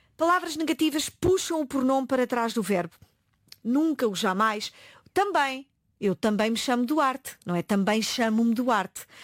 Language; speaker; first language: Portuguese; native; Portuguese